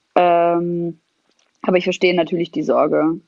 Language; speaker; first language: German; non-native, fluent; Arabic